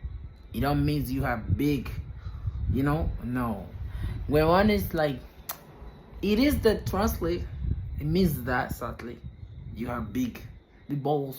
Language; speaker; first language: English; non-native, fluent; Spanish